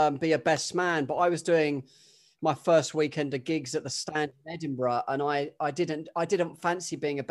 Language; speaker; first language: English; native; English